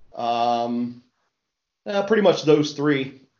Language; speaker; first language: English; native; English